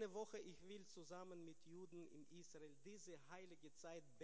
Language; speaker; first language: German; non-native, learner; Russian